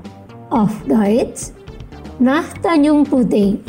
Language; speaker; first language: German; non-native, fluent; Indonesian